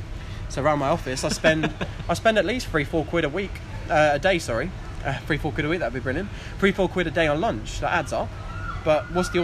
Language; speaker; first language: English; native; English